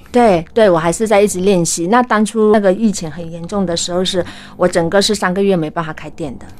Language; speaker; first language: Chinese; early bilingual, heritage; Chinese